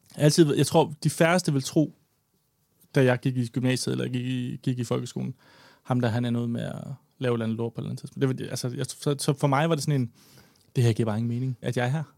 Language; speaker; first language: Danish; native; Danish